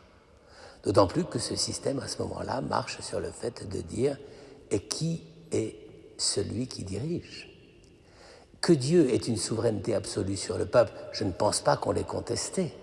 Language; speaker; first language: French; native; French